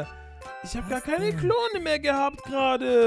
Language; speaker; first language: German; native; German